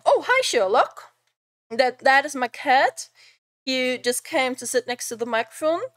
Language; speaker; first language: English; non-native, fluent; German